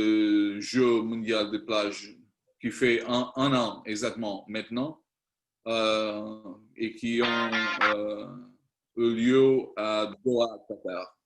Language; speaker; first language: French; non-native, learner; Spanish